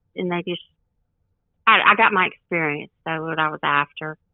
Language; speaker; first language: English; native; English